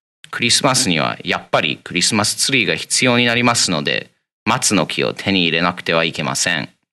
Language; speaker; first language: Japanese; non-native, fluent; English